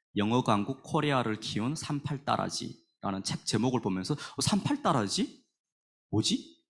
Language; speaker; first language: Korean; native; Korean